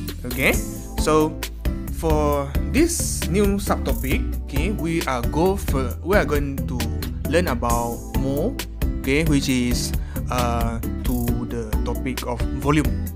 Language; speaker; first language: English; non-native, local second language; Malay